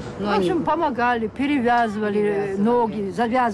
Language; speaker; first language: Russian; native; Russian